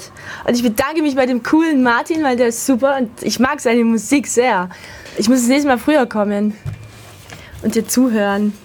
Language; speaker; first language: German; native; German